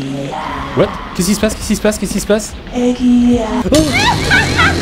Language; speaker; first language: French; native; French